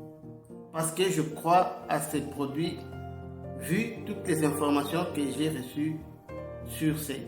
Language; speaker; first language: French; non-native, local second language; Lingala